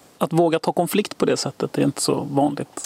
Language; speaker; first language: Swedish; native; Swedish